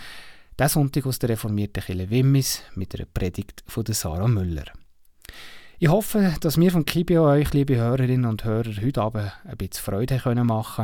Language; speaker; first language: German; native; German